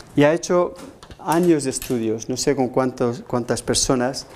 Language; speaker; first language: Spanish; native; Spanish